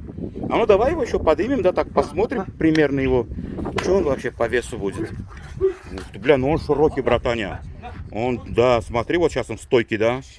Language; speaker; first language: Russian; native; Russian